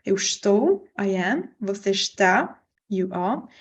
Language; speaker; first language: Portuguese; non-native, fluent; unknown